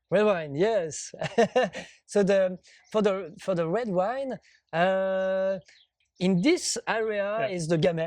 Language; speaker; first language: English; non-native, learner; French